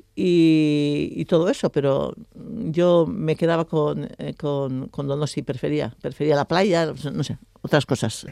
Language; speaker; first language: Spanish; native; Spanish